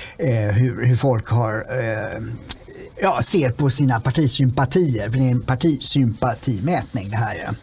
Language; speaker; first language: Swedish; native; Swedish